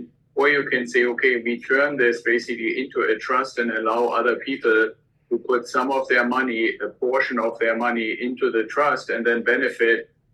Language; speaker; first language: English; non-native, fluent; German